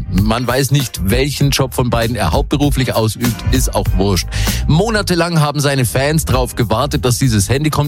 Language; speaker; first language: German; native; German